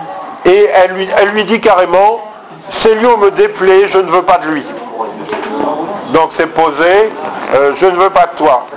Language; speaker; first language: French; native; French